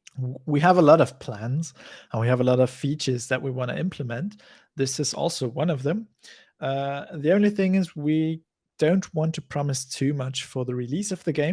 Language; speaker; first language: English; non-native, fluent; German